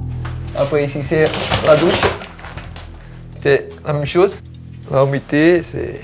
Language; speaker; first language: French; non-native, learner; Portuguese